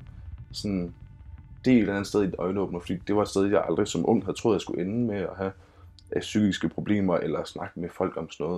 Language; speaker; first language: Danish; native; Danish